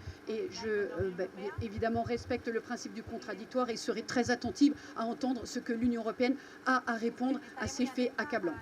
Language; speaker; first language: French; native; French